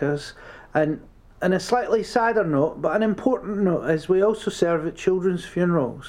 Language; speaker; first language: English; native; English